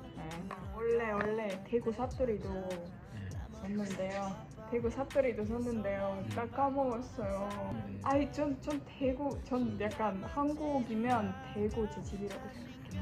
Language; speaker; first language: Korean; non-native, fluent; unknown